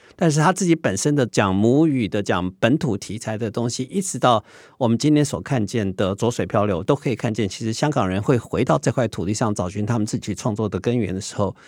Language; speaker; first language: Chinese; native; Chinese